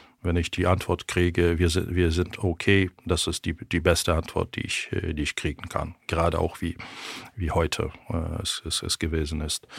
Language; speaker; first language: German; non-native, fluent; Ukrainian